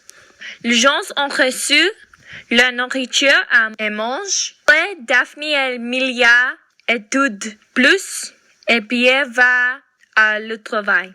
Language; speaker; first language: French; non-native, learner; English